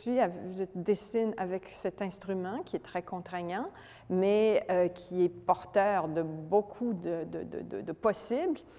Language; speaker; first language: French; native; French